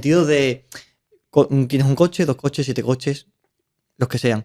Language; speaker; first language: Spanish; native; Spanish